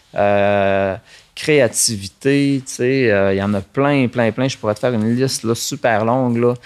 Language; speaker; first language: French; native; French